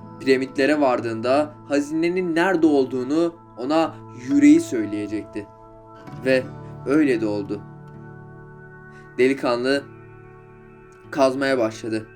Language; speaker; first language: Turkish; native; Turkish